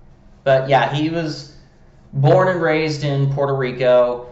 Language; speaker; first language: English; native; English